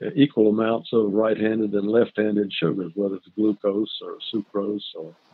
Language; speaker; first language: English; native; English